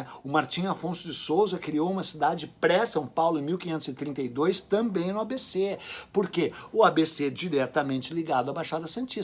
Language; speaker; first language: Portuguese; native; Portuguese